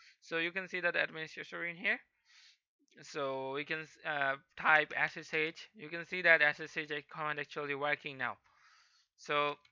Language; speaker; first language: English; non-native, local second language; Hindi